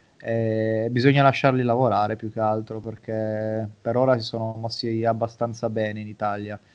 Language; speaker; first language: Italian; native; Italian